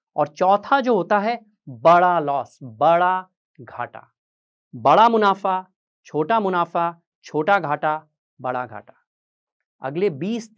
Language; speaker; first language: Hindi; native; Hindi